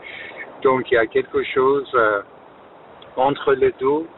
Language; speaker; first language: French; non-native, fluent; Persian